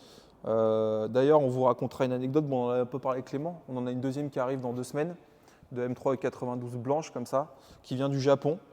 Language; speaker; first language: French; native; French